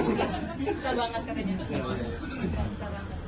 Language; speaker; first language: Indonesian; native; Indonesian